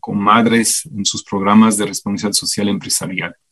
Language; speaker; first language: Spanish; non-native, fluent; French